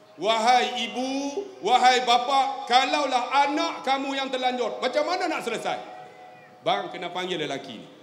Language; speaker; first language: Malay; native; Malay